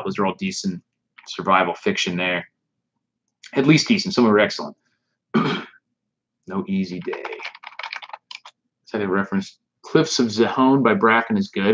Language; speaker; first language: English; native; English